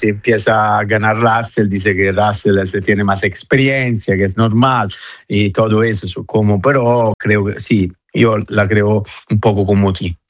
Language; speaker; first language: Spanish; non-native, fluent; Italian